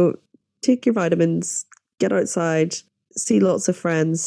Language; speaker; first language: English; native; English